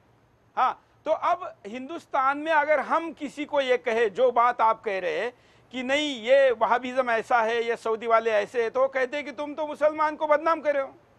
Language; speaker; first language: Hindi; native; Hindi